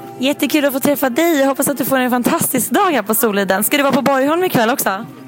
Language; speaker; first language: Swedish; native; Swedish